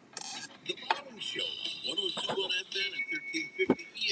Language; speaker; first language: English; native; English